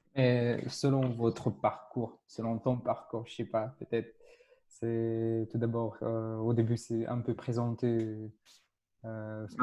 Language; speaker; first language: French; non-native, fluent; Russian